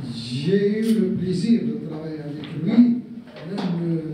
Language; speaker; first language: French; non-native, local second language; Arabic